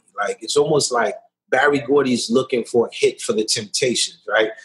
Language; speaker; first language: English; early bilingual, other home language; Haitian Creole